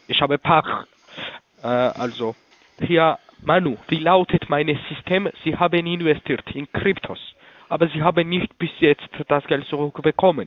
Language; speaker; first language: German; non-native, learner; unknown